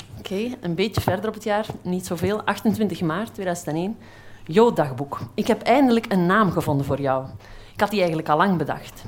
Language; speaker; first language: Dutch; native; Dutch